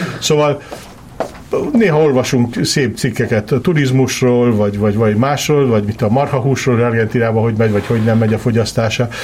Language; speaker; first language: Hungarian; early bilingual, heritage; Hungarian